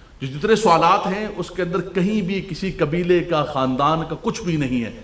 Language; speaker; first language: Urdu; non-native, local second language; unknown